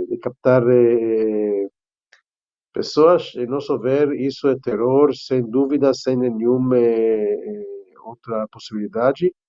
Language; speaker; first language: Portuguese; non-native, fluent; Hebrew